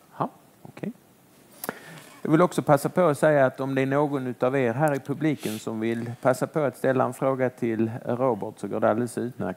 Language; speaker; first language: Swedish; native; Swedish